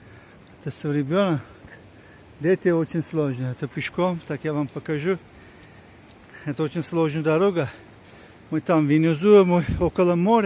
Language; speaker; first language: Russian; non-native, learner; Turkish